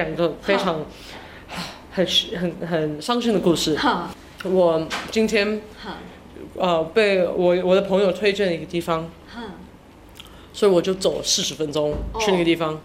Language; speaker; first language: Chinese; early bilingual, heritage; English